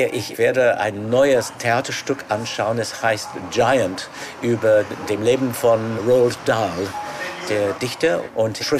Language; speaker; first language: German; non-native, fluent; English